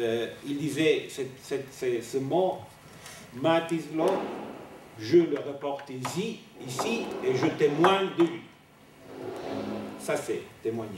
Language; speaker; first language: French; non-native, fluent; Italian